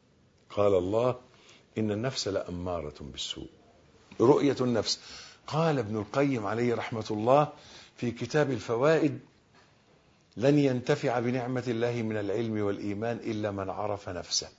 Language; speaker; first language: Arabic; native; Arabic